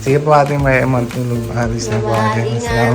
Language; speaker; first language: Filipino; non-native, learner; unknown